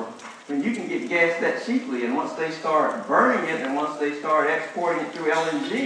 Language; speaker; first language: English; native; English